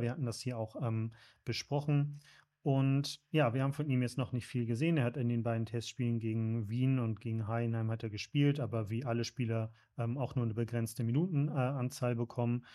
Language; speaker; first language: German; native; German